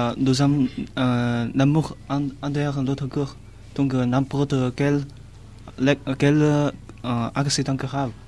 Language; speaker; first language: French; non-native, learner; Chinese